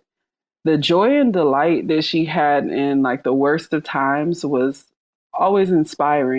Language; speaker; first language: English; native; English